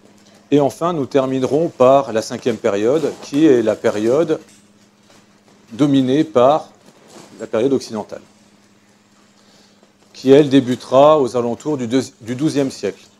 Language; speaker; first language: French; native; French